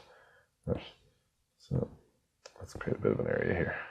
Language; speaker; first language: English; native; English